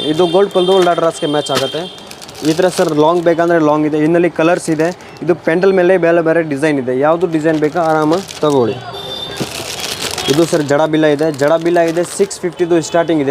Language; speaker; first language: Kannada; non-native, local second language; Hindi